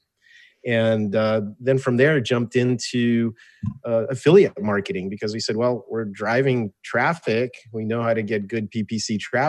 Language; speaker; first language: English; early bilingual, other home language; Russian